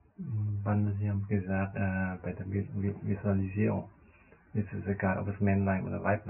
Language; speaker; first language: German; non-native, fluent; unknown